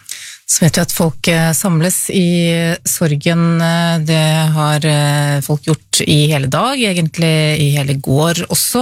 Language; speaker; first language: Norwegian; native; Norwegian